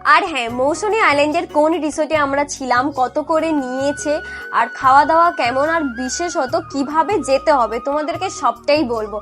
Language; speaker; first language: Bangla; native; Bangla